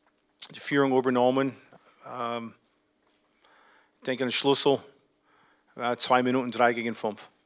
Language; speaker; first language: German; non-native, fluent; English